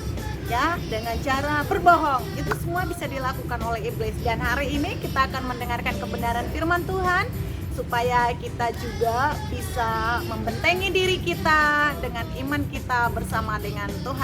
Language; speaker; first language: Indonesian; native; Indonesian